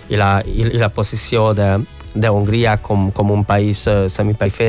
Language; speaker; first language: Catalan; non-native, fluent; Hungarian